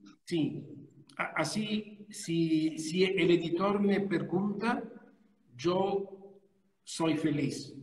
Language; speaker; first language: Portuguese; non-native, learner; Italian